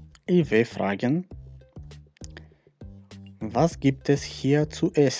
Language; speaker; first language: German; non-native, fluent; Macedonian